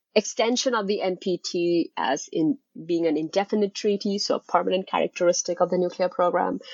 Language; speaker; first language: English; non-native, local second language; Bangla